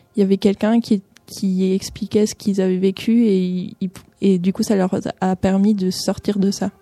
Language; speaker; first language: French; native; French